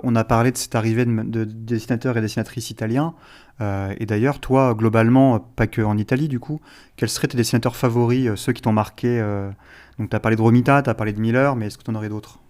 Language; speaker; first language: French; native; French